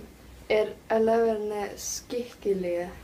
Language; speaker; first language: Danish; non-native, learner; Icelandic